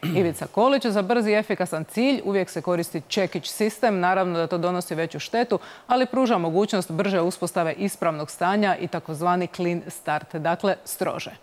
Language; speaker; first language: Croatian; native; Croatian